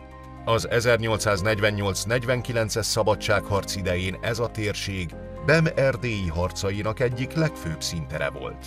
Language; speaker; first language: Hungarian; native; Hungarian